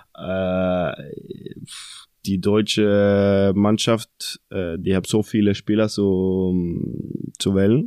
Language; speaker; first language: German; non-native, fluent; Norwegian